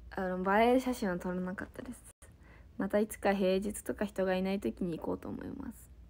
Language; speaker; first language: Japanese; native; Japanese